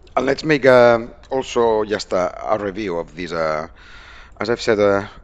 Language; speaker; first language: English; non-native, fluent; Spanish